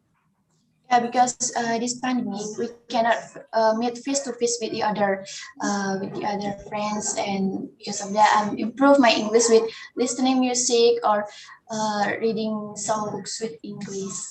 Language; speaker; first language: English; non-native, learner; Indonesian